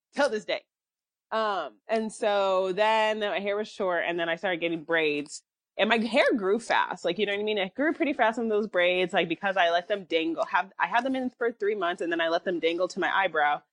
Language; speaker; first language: English; early bilingual, other home language; Yoruba